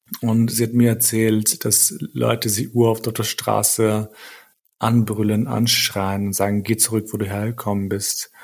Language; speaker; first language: German; early bilingual, other home language; Albanian